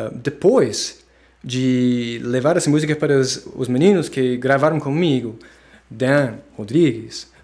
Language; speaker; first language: Portuguese; non-native, fluent; English